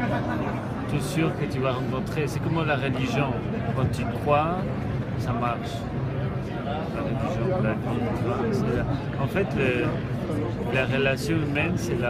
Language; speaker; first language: French; non-native, fluent; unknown